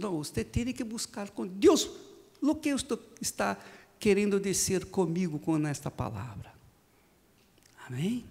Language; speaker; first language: Portuguese; non-native, fluent; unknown